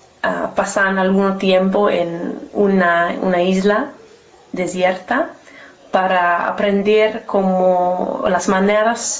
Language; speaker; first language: Spanish; non-native, learner; English